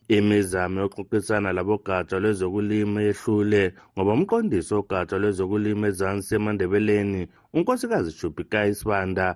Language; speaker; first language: Zulu; native; Zulu